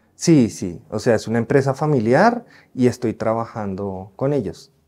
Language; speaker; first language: Spanish; native; Spanish